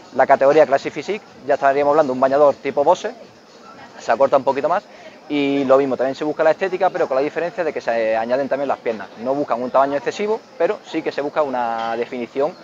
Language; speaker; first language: Spanish; native; Spanish